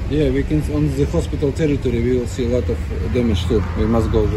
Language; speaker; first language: English; non-native, fluent; Russian